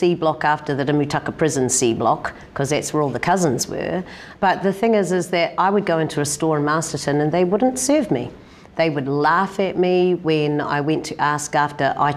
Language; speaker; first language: English; native; English